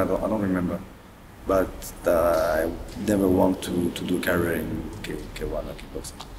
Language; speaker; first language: English; non-native, learner; French